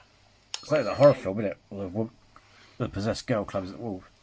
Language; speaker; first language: English; native; English